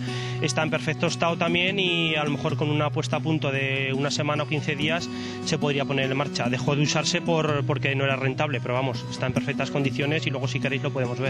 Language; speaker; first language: Spanish; native; Spanish